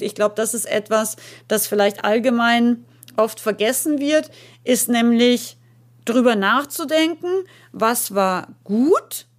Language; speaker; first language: German; native; German